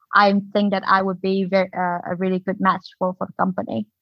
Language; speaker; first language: English; non-native, fluent; Vietnamese